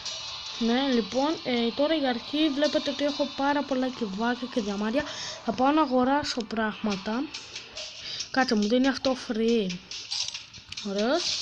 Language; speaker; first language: Greek; native; Greek